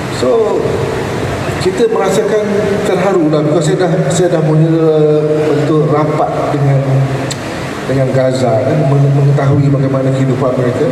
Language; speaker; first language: Malay; native; Malay